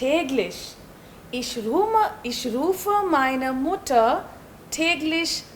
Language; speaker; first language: German; non-native, learner; Hindi